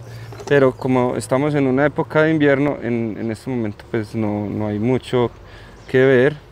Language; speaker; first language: Spanish; native; Spanish